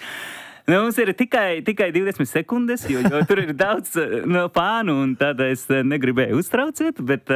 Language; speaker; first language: Latvian; non-native, learner; Japanese